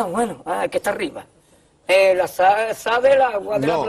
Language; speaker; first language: Spanish; native; Spanish